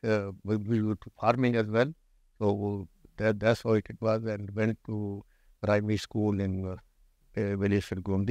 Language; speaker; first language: English; non-native, local second language; Punjabi